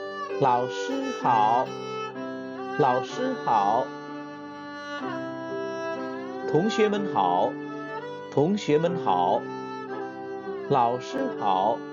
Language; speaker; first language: Chinese; non-native, fluent; Indonesian